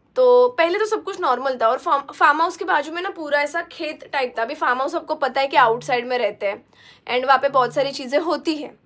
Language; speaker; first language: Hindi; non-native, local second language; Marathi